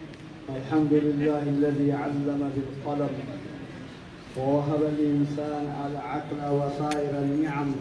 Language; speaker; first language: Arabic; non-native, fluent; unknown